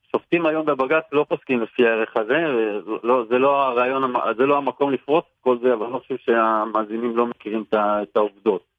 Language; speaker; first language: Hebrew; early bilingual, other home language; Turkish